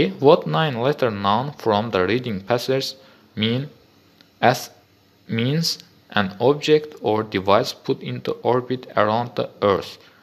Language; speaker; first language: English; non-native, fluent; Azerbaijani